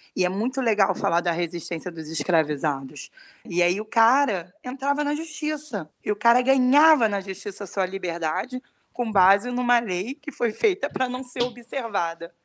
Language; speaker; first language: Portuguese; native; Portuguese